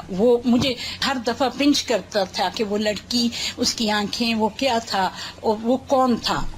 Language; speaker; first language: Urdu; native; Urdu